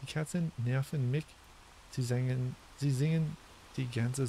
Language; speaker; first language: German; non-native, learner; English